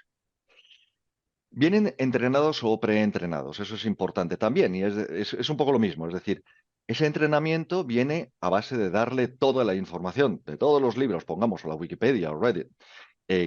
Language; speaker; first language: Spanish; native; Spanish